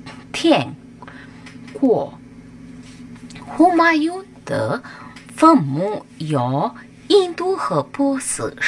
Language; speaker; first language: Chinese; non-native, learner; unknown